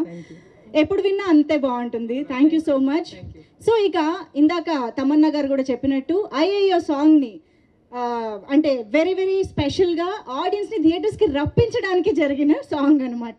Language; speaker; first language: Telugu; native; Telugu